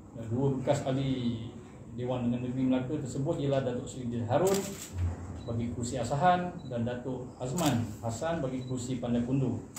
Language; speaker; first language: Malay; non-native, local second language; Chinese